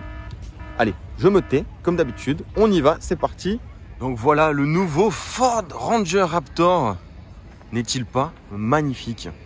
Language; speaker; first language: French; native; French